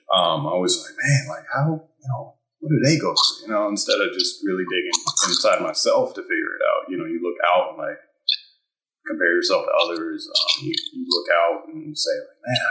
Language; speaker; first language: English; early bilingual, other home language; German